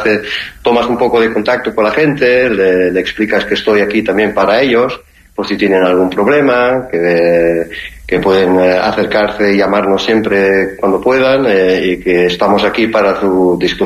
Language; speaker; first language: Spanish; early bilingual, heritage; Spanish